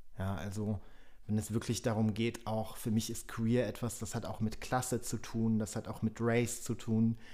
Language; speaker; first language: German; early bilingual, other home language; Polish